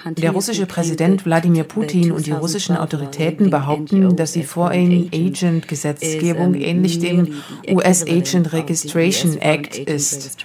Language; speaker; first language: German; native; German